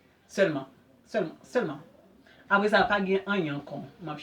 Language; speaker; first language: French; non-native, learner; Haitian Creole